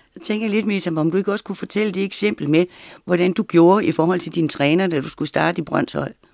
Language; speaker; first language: Danish; native; Danish